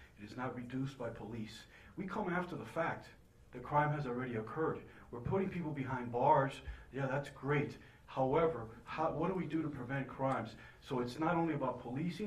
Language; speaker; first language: English; early bilingual, other home language; Spanish